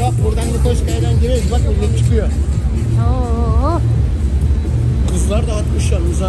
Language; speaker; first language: Turkish; native; Turkish